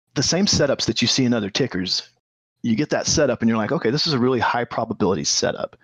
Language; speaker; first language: English; native; English